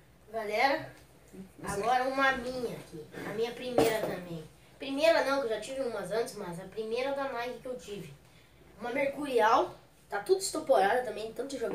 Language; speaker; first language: Portuguese; native; Portuguese